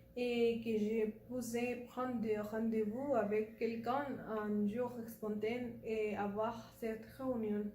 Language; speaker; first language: French; non-native, learner; Spanish